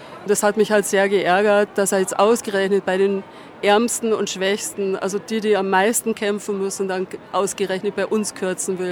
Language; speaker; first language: German; native; German